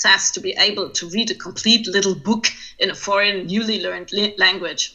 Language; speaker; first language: English; non-native, fluent; German